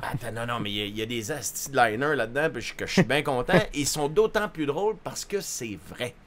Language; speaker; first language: French; native; French